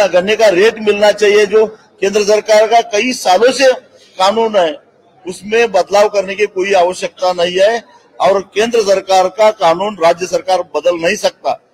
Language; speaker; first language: Hindi; non-native, local second language; Marathi